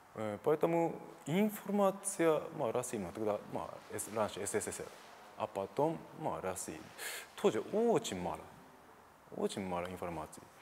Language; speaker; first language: Russian; non-native, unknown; Japanese